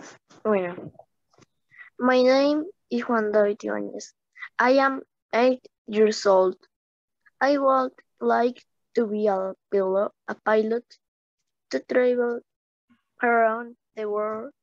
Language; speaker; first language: English; non-native, learner; Spanish